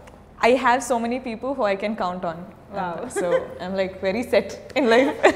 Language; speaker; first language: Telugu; non-native, learner; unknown